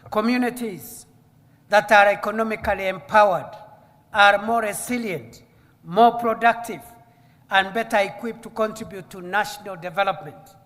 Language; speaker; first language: English; non-native, local second language; Swahili